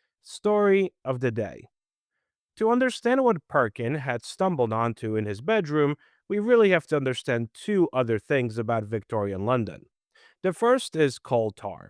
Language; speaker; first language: English; native; English